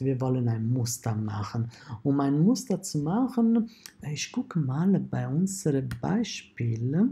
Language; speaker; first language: German; non-native, fluent; Italian